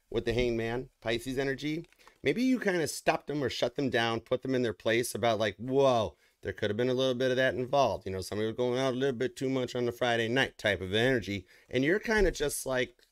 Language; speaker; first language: English; native; English